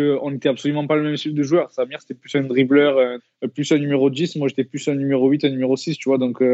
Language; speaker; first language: French; native; French